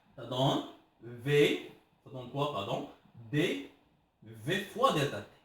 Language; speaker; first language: French; non-native, local second language; Arabic